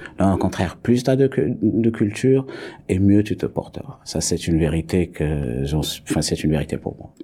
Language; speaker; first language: French; non-native, local second language; Arabic